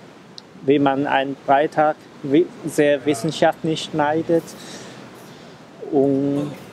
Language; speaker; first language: German; non-native, fluent; Chinese